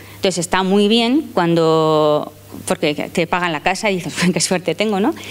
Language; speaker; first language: Spanish; native; Spanish